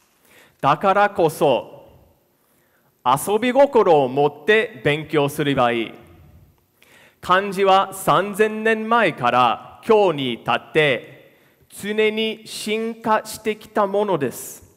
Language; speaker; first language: Japanese; non-native, fluent; English